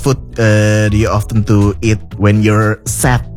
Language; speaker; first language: English; non-native, fluent; Indonesian